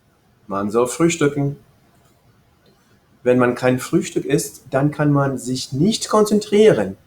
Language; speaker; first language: German; non-native, fluent; English